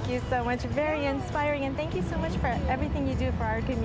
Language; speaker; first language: English; native; English